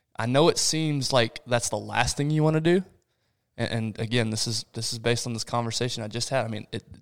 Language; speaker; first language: English; early bilingual, other home language; Portuguese